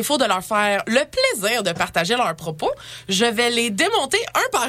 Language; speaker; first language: French; native; French